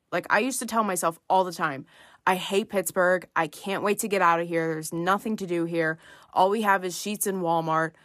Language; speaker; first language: English; native; English